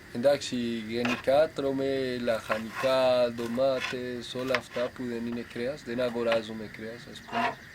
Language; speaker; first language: Greek; non-native, fluent; Spanish